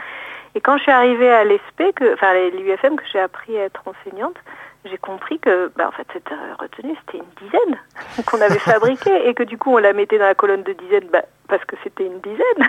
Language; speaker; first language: French; native; French